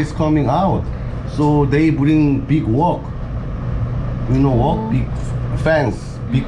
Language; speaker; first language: English; non-native, learner; Korean